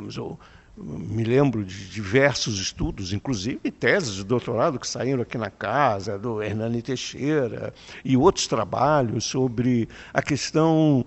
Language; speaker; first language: Portuguese; native; Portuguese